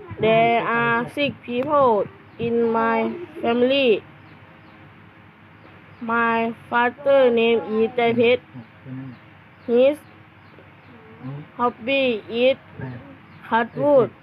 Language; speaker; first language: English; non-native, learner; Thai